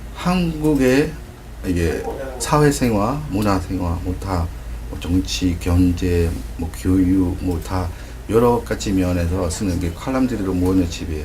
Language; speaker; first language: Korean; non-native, fluent; Burmese